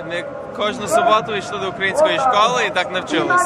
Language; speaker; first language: Ukrainian; early bilingual, heritage; Ukrainian